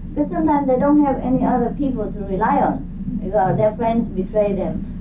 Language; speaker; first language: English; non-native, fluent; Vietnamese